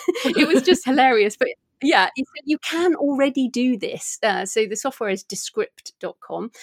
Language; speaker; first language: English; native; English